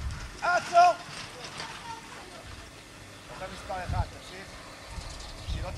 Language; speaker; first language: Hebrew; native; Hebrew